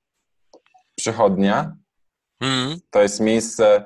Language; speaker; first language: Czech; non-native, learner; Polish